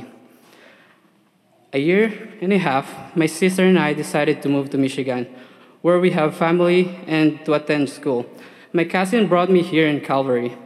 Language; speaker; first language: English; non-native, local second language; Filipino